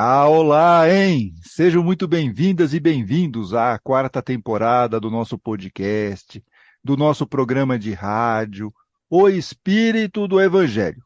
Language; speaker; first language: Portuguese; native; Portuguese